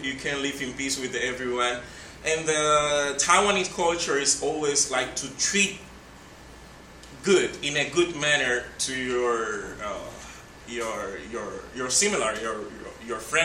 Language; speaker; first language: English; non-native, fluent; Spanish